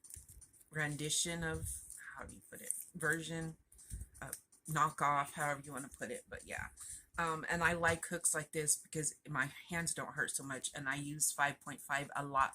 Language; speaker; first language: English; native; English